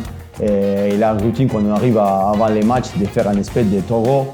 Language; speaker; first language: French; non-native, fluent; Spanish